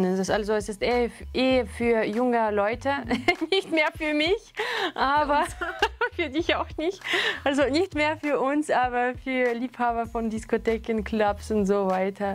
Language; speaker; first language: German; non-native, fluent; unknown